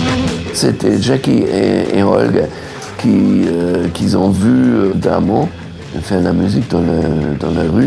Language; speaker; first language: French; non-native, fluent; German